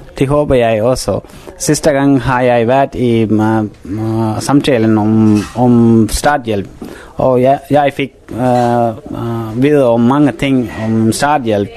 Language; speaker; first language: Danish; non-native, fluent; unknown